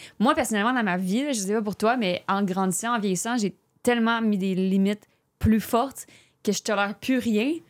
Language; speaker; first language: French; native; French